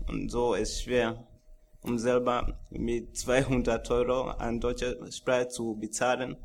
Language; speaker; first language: German; non-native, learner; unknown